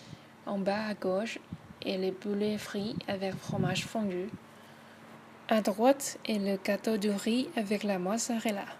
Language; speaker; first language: French; non-native, learner; Thai